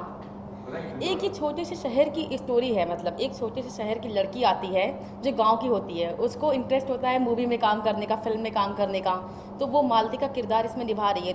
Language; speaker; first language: Hindi; native; Hindi